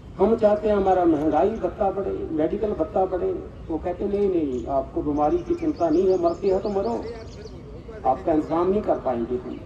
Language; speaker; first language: Hindi; non-native, local second language; Punjabi